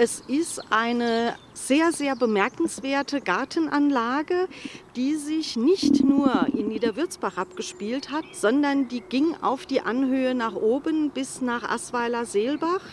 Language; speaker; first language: German; native; German